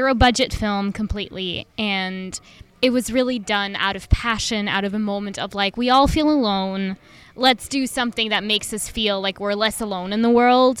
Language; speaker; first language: English; non-native, fluent; French